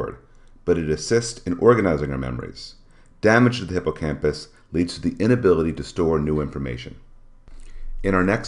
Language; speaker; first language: English; native; English